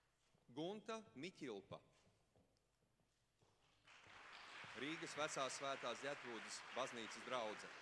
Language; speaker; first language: Latvian; native; Latvian